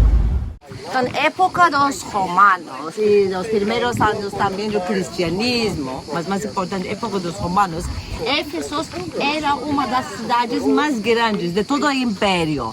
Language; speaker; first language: Portuguese; non-native, fluent; Turkish